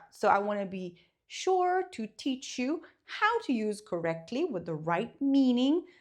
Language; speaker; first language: English; non-native, fluent; Italian